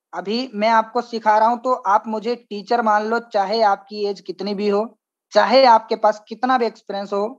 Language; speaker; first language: Hindi; native; Hindi